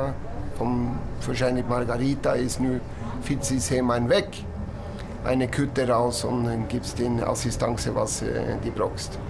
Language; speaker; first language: German; non-native, learner; Norwegian